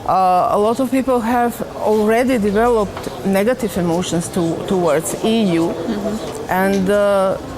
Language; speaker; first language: English; non-native, fluent; Macedonian